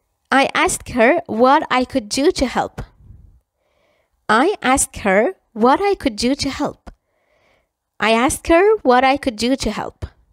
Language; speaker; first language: English; non-native, fluent; Persian